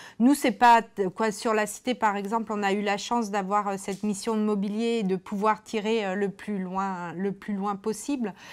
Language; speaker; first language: French; native; French